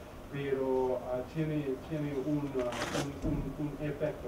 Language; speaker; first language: Spanish; non-native, fluent; English